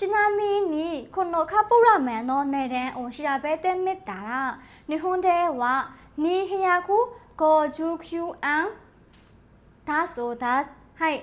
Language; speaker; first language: Japanese; non-native, learner; Burmese